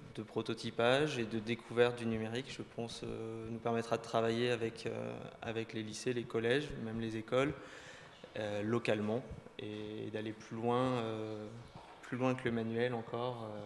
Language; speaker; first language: French; native; French